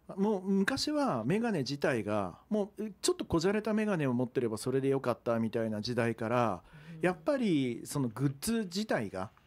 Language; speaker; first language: Japanese; native; Japanese